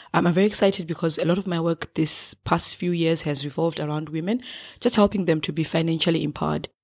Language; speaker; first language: English; non-native, local second language; Shona